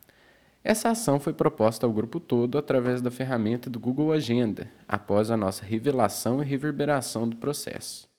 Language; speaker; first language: Portuguese; native; Portuguese